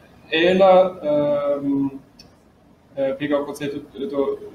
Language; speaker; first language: Portuguese; non-native, learner; German